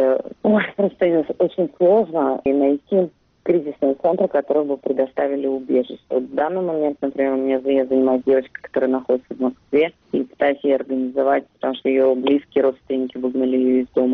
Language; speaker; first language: Russian; native; Russian